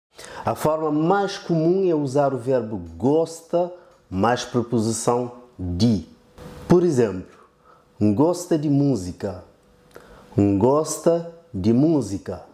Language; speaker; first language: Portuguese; non-native, local second language; Kabuverdianu